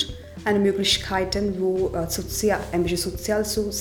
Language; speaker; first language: German; non-native, learner; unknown